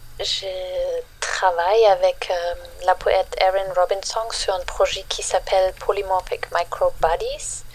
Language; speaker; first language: French; non-native, fluent; German